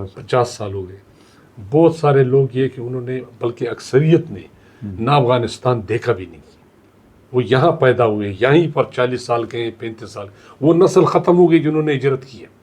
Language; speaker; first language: Urdu; non-native, local second language; Pashto